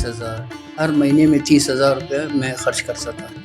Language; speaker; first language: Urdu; non-native, local second language; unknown